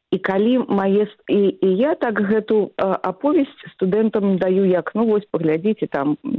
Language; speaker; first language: Belarusian; native; Belarusian